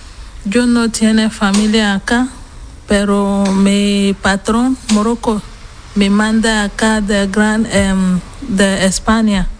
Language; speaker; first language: Spanish; non-native, learner; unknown